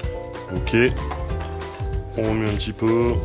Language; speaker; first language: French; native; French